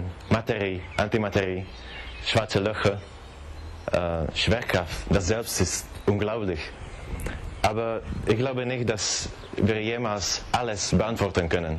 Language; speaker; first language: German; non-native, fluent; Czech